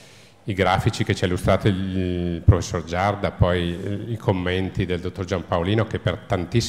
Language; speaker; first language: Italian; native; Italian